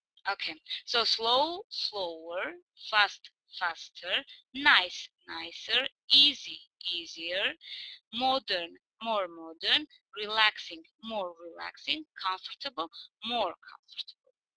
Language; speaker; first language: English; non-native, fluent; Armenian